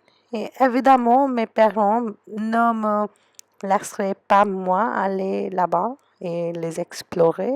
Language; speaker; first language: French; non-native, fluent; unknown